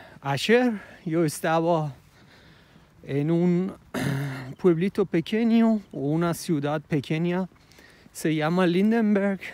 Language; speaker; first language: Spanish; non-native, fluent; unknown